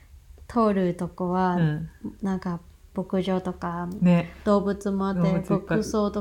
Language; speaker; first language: Japanese; non-native, fluent; Cantonese